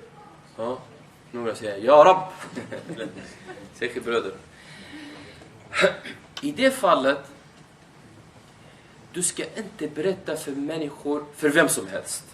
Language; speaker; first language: Swedish; non-native, fluent; Arabic